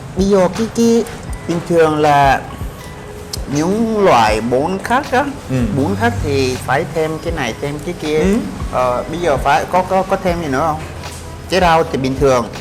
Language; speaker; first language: Vietnamese; non-native, fluent; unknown